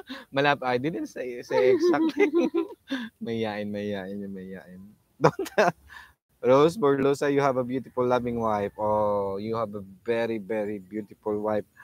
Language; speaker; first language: English; non-native, local second language; Filipino